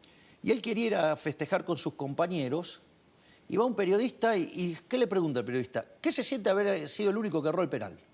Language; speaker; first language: Spanish; native; Spanish